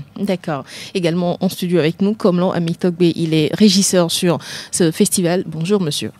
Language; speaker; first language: French; non-native, local second language; Ewe